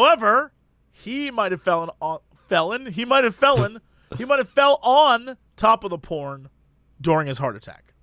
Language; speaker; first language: English; native; English